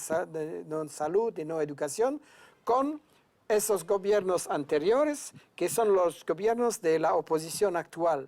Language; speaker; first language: Spanish; non-native, fluent; French